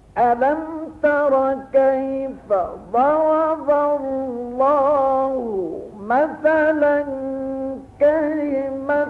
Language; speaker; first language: Arabic; native; Arabic